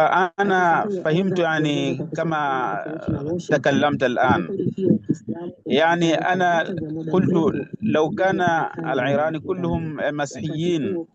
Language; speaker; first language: Arabic; non-native, learner; Swahili